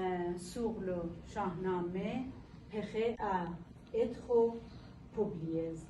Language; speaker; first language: French; non-native, learner; Persian